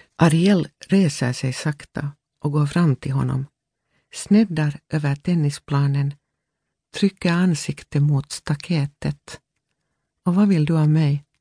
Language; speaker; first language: Swedish; native; Swedish